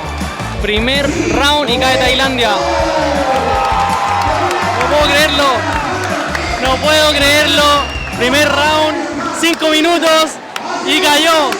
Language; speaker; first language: Spanish; native; Spanish